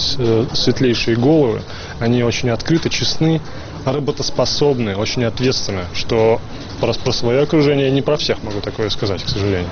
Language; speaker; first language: Russian; native; Russian